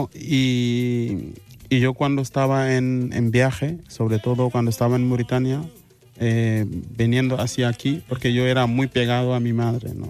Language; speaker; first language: Spanish; non-native, fluent; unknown